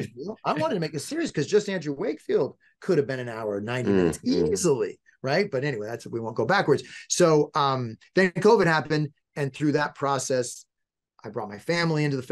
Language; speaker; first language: English; native; English